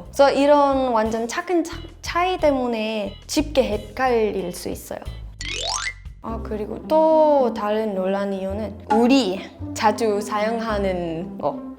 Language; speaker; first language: Korean; non-native, fluent; Danish